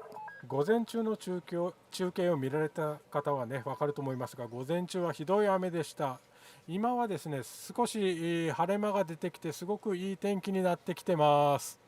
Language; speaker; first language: Japanese; native; Japanese